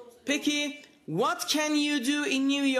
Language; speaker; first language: English; non-native, fluent; Turkish